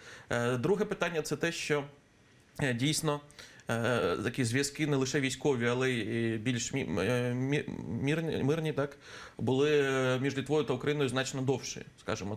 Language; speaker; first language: Ukrainian; native; Ukrainian